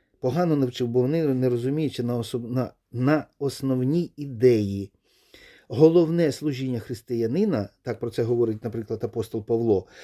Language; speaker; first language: Ukrainian; non-native, local second language; Russian